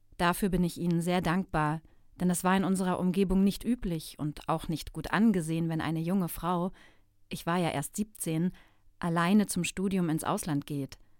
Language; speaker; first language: German; non-native, fluent; Turkish